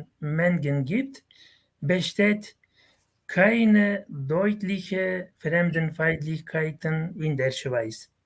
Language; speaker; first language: German; non-native, fluent; Kurdish